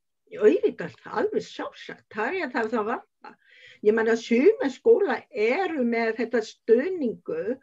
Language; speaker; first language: Icelandic; non-native, learner; Vietnamese